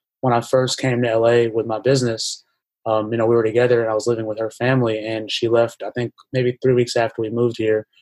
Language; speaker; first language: English; native; English